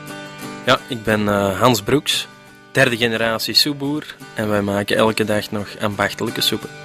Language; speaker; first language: Dutch; native; Dutch